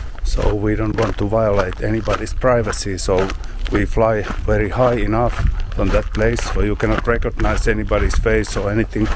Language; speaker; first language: English; non-native, learner; Finnish